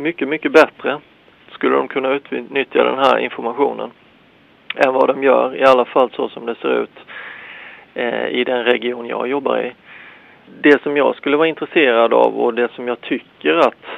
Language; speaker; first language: Swedish; native; Swedish